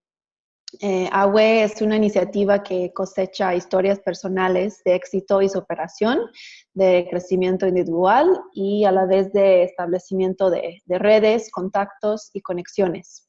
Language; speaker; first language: Spanish; non-native, fluent; English